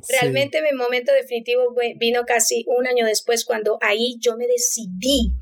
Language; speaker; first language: Spanish; native; Spanish